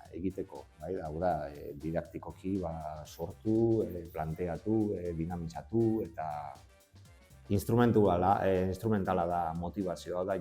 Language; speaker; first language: Basque; non-native, local second language; Spanish